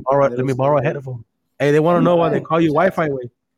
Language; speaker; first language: English; early bilingual, other home language; Spanish